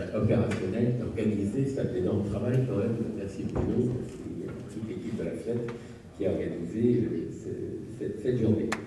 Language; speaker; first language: French; native; French